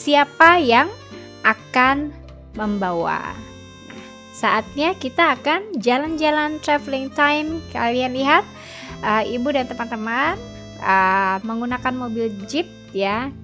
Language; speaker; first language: Indonesian; native; Indonesian